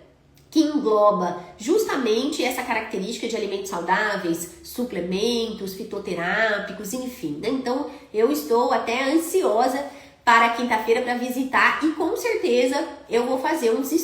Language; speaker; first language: Portuguese; native; Portuguese